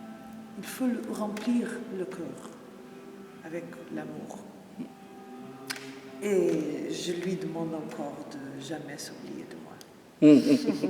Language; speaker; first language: French; non-native, fluent; Portuguese